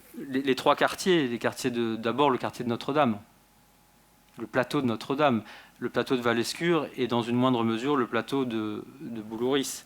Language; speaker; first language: French; native; French